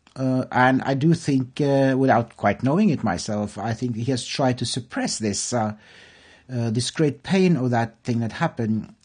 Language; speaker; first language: English; non-native, fluent; Norwegian